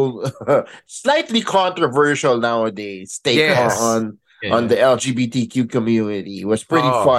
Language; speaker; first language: English; non-native, local second language; Filipino